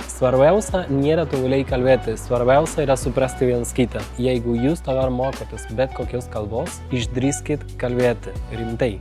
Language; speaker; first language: Lithuanian; non-native, fluent; Spanish